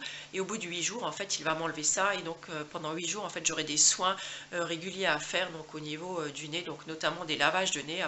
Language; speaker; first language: French; native; French